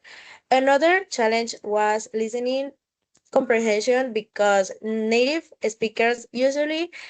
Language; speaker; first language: English; non-native, fluent; Spanish